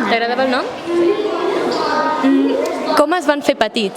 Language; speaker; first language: Catalan; native; Catalan